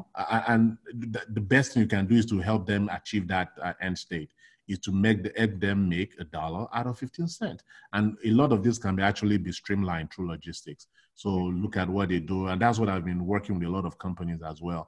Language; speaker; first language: English; non-native, local second language; Yoruba